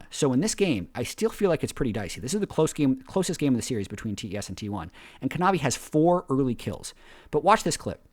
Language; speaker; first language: English; native; English